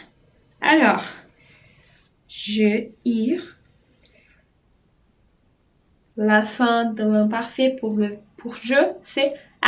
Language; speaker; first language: French; non-native, fluent; Portuguese